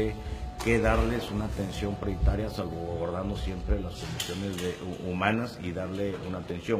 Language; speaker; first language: Spanish; native; Spanish